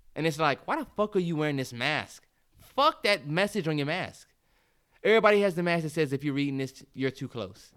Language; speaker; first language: English; native; English